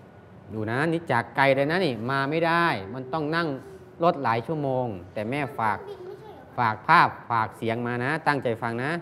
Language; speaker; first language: Thai; native; Thai